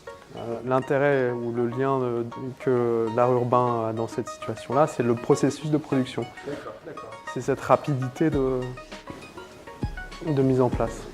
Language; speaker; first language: French; native; French